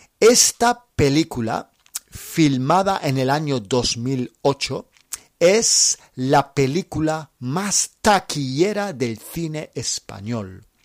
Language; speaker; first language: Spanish; non-native, fluent; English